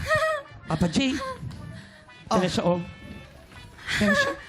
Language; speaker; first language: Filipino; native; Filipino